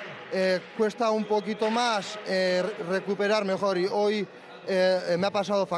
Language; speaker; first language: Spanish; non-native, fluent; French